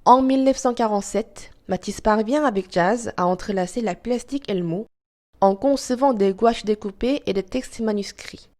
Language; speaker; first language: French; non-native, fluent; Korean